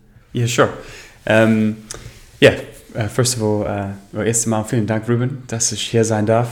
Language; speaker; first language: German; non-native, learner; English